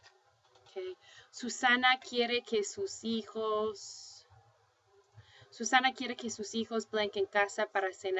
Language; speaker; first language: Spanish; non-native, fluent; English